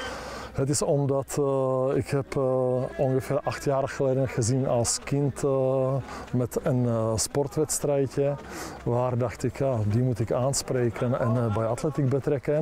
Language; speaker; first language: Dutch; non-native, learner; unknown